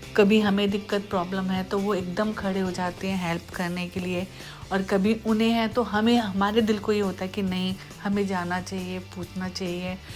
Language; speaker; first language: Hindi; native; Hindi